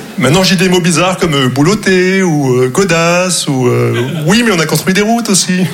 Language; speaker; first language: French; non-native, local second language; Arabic